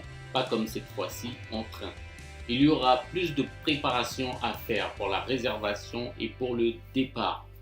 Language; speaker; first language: French; non-native, fluent; Japanese